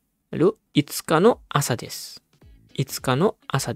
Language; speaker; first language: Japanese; non-native, fluent; Indonesian